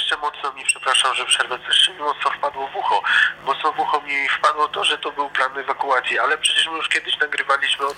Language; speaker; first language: Polish; native; Polish